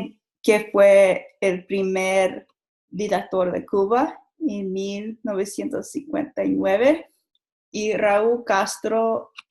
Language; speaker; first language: Spanish; non-native, learner; English